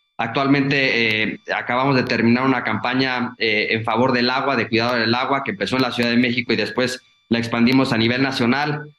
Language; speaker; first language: Spanish; native; Spanish